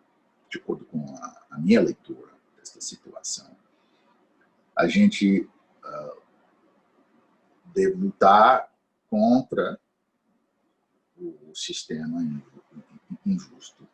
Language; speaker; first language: Portuguese; non-native, fluent; English